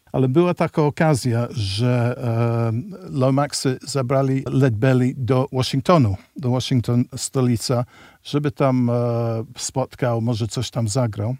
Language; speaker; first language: Polish; early bilingual, heritage; English